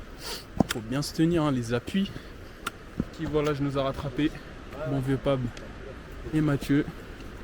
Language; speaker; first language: French; native; French